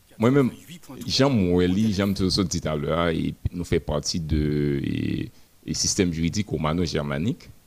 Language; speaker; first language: French; non-native, local second language; Haitian Creole